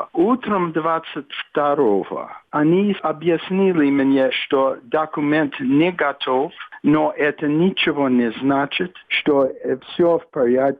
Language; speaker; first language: Russian; non-native, fluent; English